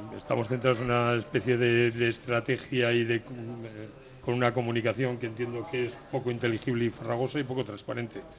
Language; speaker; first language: Spanish; native; Spanish